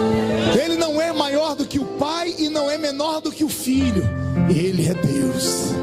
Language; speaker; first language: Portuguese; native; Portuguese